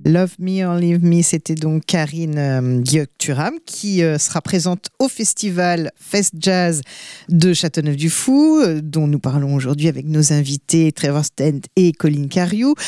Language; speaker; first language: French; native; French